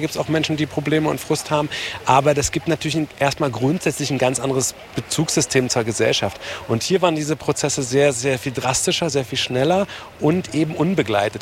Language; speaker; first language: German; native; German